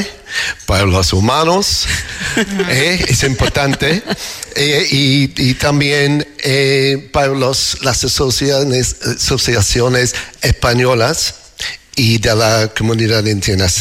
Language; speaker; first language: Spanish; non-native, learner; English